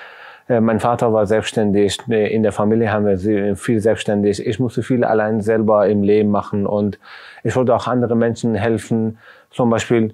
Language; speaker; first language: German; non-native, fluent; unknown